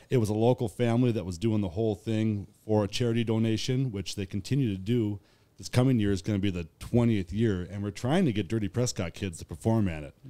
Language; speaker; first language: English; native; English